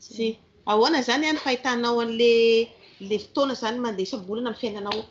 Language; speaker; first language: Spanish; non-native, learner; Malagasy